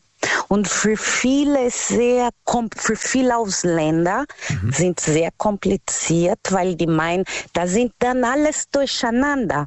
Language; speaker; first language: German; non-native, learner; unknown